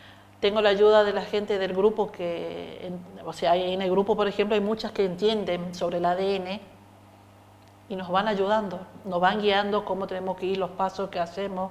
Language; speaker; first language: Spanish; native; Spanish